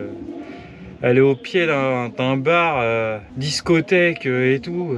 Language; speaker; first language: French; native; French